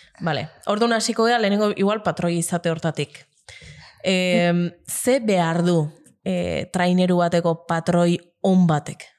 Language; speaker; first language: Basque; native; Basque